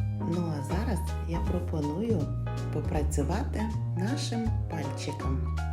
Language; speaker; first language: Ukrainian; native; Ukrainian